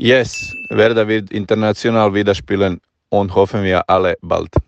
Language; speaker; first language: German; non-native, fluent; Croatian